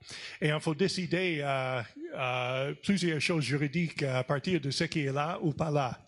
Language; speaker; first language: French; non-native, fluent; English